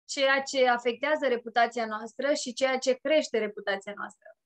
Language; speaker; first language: Romanian; native; Romanian